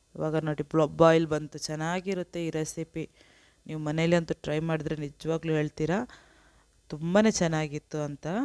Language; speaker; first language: Kannada; non-native, local second language; Urdu